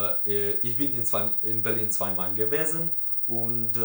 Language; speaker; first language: German; non-native, learner; Ukrainian